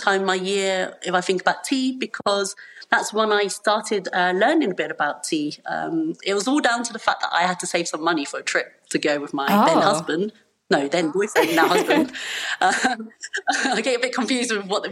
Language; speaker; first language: English; native; English